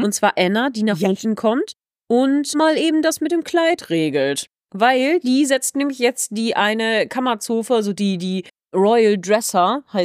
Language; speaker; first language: German; native; German